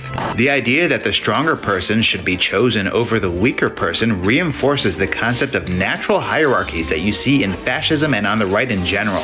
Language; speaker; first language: English; native; English